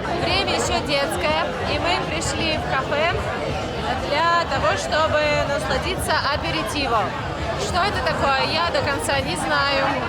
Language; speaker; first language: Russian; native; Russian